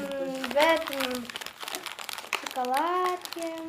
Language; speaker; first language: Russian; non-native, local second language; Kazakh